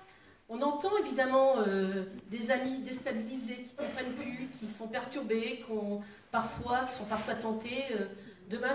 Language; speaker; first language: French; native; French